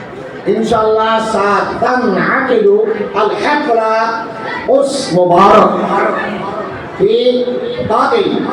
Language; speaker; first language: Arabic; non-native, fluent; Bangla